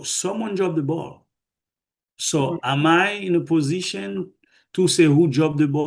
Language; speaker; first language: English; non-native, fluent; Haitian Creole